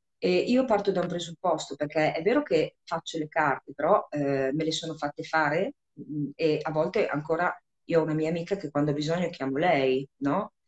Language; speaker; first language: Italian; native; Italian